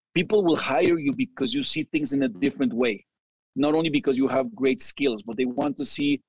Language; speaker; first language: English; early bilingual, other home language; Spanish